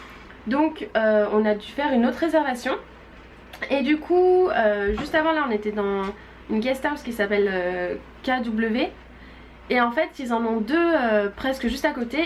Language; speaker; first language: French; native; French